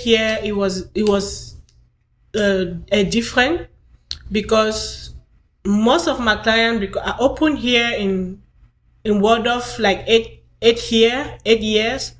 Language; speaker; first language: English; non-native, local second language; French